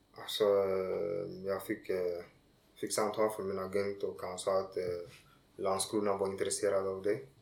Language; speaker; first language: Swedish; early bilingual, other home language; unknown